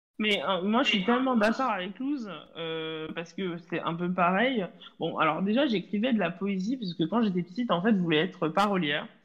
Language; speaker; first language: French; native; French